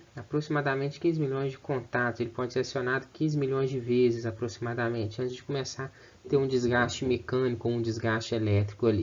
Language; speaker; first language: Portuguese; native; Portuguese